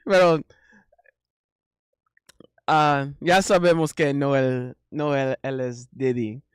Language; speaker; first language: Spanish; non-native, learner; English